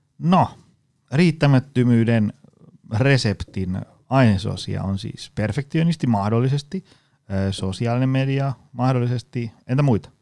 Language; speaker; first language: Finnish; native; Finnish